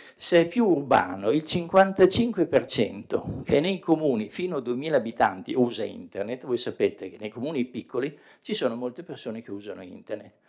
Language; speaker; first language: Italian; native; Italian